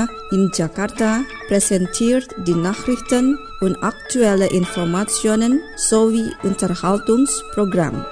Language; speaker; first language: German; non-native, fluent; Indonesian